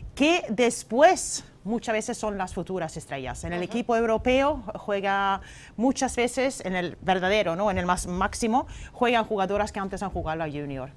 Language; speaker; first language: Spanish; non-native, fluent; Swedish